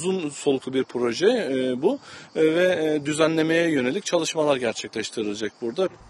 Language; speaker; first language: Turkish; native; Turkish